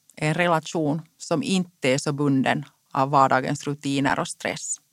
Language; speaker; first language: Swedish; non-native, local second language; Finnish